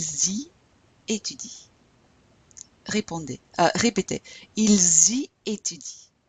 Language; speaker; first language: French; non-native, fluent; English